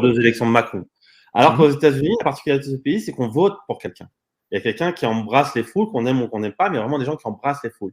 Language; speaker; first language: French; native; French